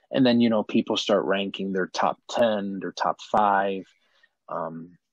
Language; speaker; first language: English; native; English